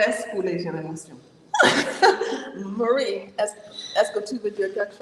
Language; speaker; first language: French; non-native, learner; English